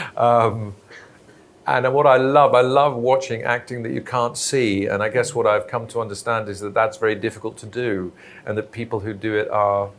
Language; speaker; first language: English; native; English